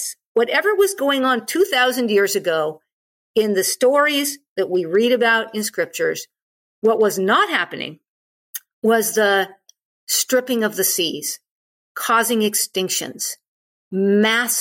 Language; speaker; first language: English; native; English